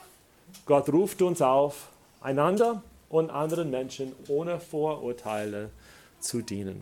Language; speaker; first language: German; non-native, fluent; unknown